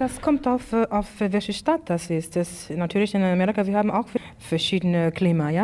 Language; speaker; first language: German; non-native, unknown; English